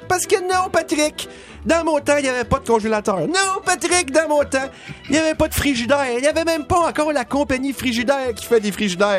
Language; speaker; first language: French; native; French